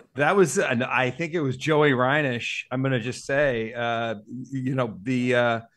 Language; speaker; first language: English; native; English